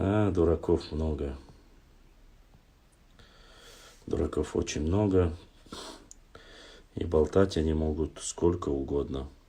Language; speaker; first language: Russian; non-native, local second language; Chechen